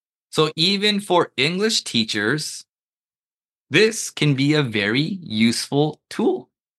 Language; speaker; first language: English; early bilingual, other home language; Japanese